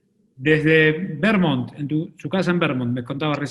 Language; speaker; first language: Spanish; native; Spanish